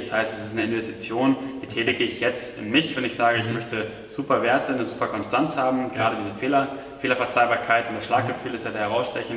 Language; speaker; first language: German; native; German